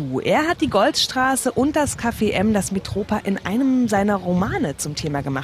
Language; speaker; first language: German; native; German